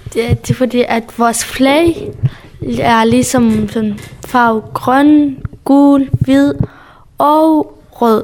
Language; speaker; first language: Danish; early bilingual, other home language; Kurdish